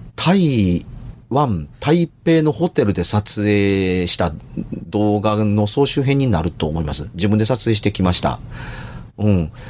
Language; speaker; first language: Japanese; native; Japanese